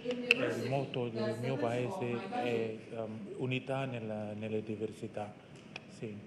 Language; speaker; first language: Italian; non-native, learner; Indonesian